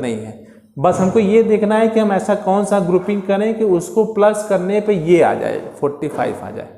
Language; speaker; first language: Hindi; native; Hindi